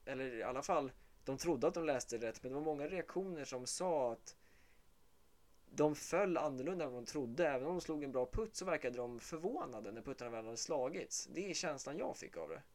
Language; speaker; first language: Swedish; native; Swedish